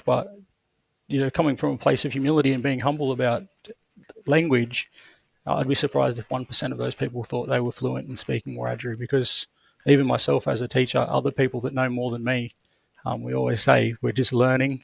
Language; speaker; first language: English; native; English